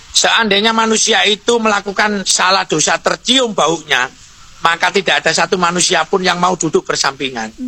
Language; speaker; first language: Indonesian; non-native, local second language; Javanese